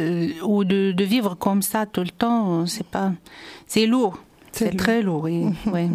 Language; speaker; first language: French; non-native, local second language; Arabic